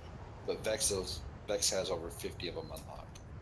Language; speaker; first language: English; native; English